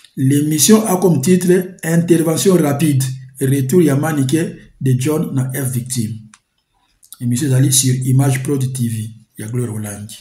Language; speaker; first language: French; non-native, local second language; Lingala